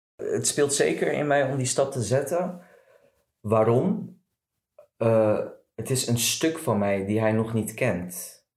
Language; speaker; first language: Dutch; early bilingual, other home language; Arabic